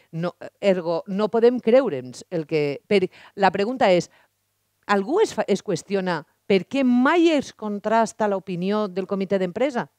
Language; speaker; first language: Catalan; native; Catalan